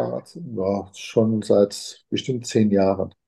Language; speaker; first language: German; non-native, fluent; Turkish